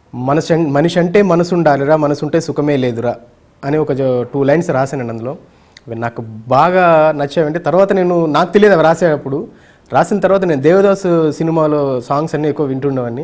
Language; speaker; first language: Telugu; native; Telugu